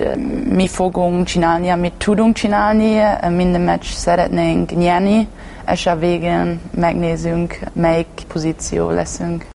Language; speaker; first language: Hungarian; non-native, learner; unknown